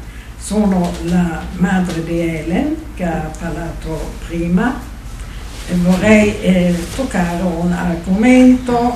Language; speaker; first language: Italian; non-native, fluent; German